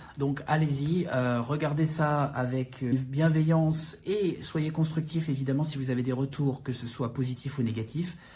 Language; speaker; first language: French; native; French